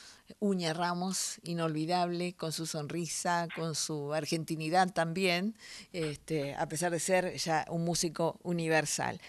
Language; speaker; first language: Spanish; native; Spanish